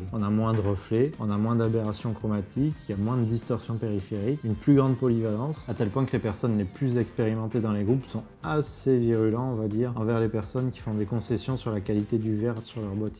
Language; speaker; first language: French; native; French